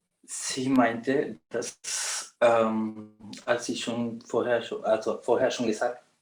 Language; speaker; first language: German; non-native, fluent; Spanish